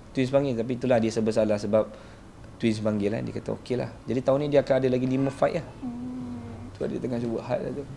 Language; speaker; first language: Malay; native; Malay